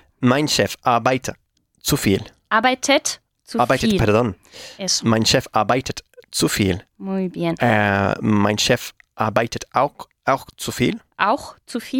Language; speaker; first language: German; non-native, fluent; Spanish